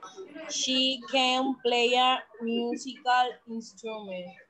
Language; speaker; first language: English; non-native, learner; Spanish